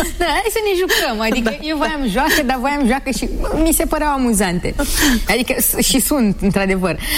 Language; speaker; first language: Romanian; non-native, local second language; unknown